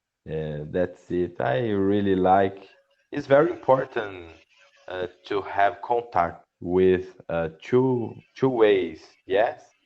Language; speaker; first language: English; non-native, learner; Portuguese